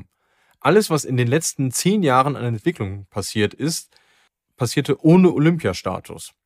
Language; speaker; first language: German; native; German